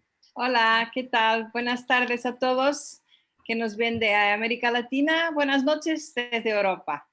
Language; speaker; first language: Spanish; non-native, fluent; Portuguese